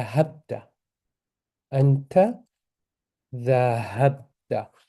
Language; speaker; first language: Arabic; non-native, fluent; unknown